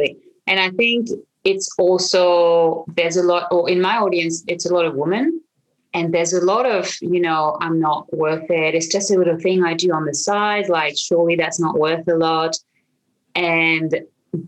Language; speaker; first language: English; non-native, fluent; French